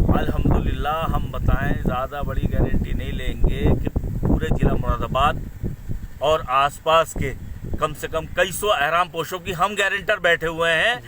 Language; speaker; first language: Urdu; native; Urdu